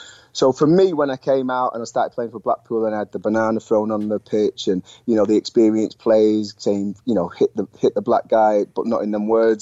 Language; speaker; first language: English; native; English